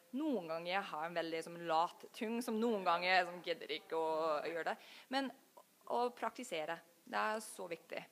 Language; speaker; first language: Norwegian; non-native, fluent; English